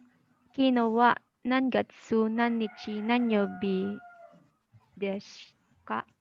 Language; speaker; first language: Japanese; non-native, learner; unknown